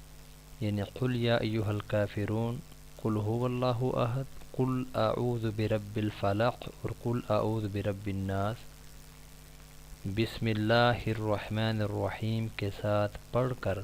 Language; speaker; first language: Urdu; native; Urdu